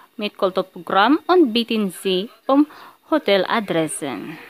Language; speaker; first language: German; non-native, learner; Filipino